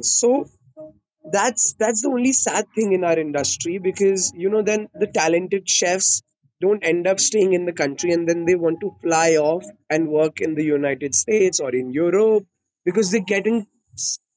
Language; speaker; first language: English; non-native, local second language; Hindi